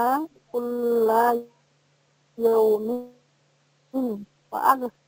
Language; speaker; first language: Arabic; non-native, learner; Bangla